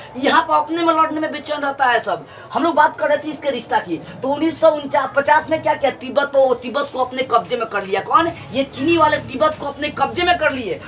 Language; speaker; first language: Hindi; native; Hindi